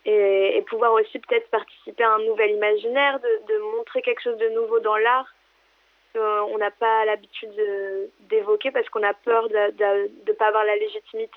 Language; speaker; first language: French; native; French